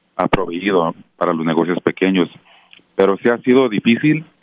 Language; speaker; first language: Spanish; native; Spanish